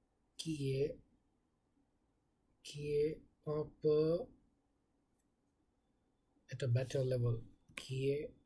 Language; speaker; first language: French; non-native, learner; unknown